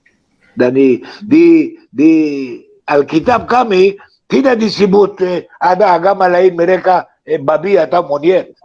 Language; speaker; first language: Indonesian; non-native, fluent; Hebrew